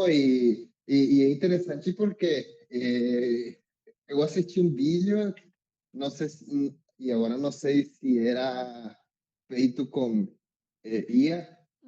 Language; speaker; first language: Portuguese; non-native, learner; Spanish